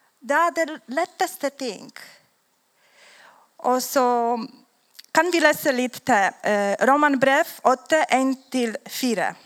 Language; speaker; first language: Swedish; non-native, learner; Polish